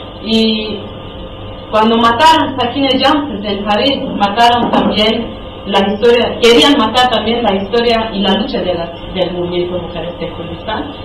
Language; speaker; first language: Spanish; non-native, learner; Kurdish